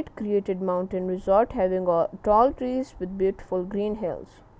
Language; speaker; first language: English; non-native, local second language; Urdu